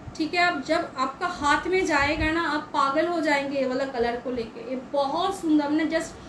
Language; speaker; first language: Hindi; non-native, local second language; Bangla